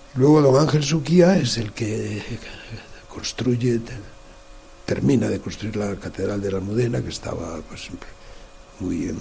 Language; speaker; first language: Spanish; native; Spanish